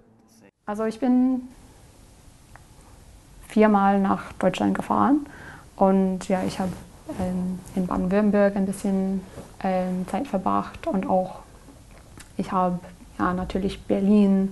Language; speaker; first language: German; non-native, learner; English